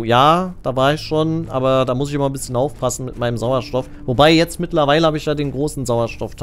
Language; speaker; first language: German; native; German